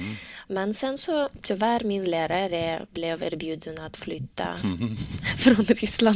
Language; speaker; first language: Swedish; non-native, learner; Russian